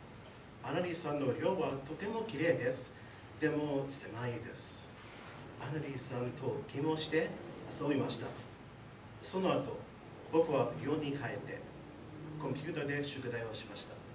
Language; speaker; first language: Japanese; non-native, learner; English